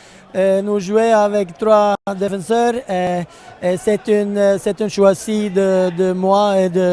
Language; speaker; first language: French; non-native, learner; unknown